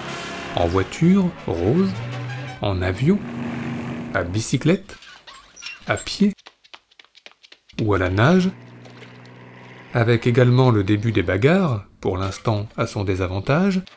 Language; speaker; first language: French; native; French